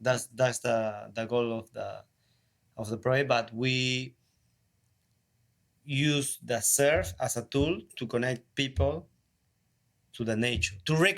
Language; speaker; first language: English; non-native, learner; Spanish